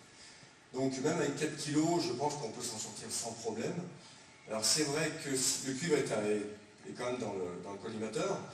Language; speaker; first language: French; native; French